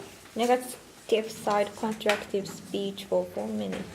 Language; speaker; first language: English; non-native, learner; Japanese